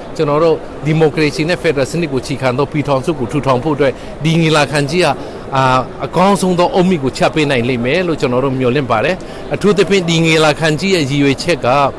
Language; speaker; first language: Burmese; non-native, local second language; Hakha Chin